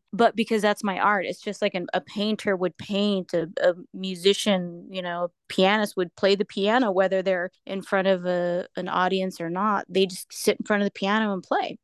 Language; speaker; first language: English; native; English